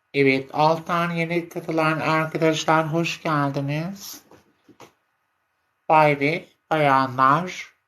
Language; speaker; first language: Turkish; non-native, learner; Arabic